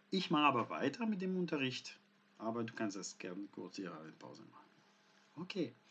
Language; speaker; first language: German; non-native, fluent; French